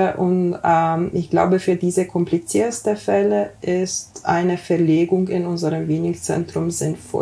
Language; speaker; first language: German; non-native, fluent; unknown